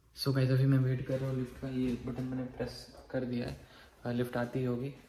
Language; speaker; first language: Hindi; native; Hindi